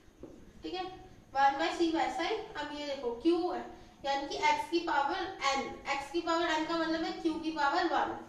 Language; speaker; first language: Hindi; native; Hindi